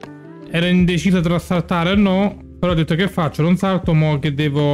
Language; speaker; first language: Italian; native; Italian